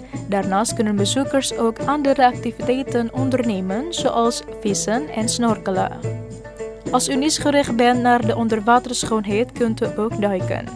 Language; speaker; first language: Dutch; non-native, fluent; Indonesian